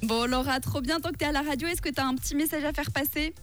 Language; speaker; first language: French; native; French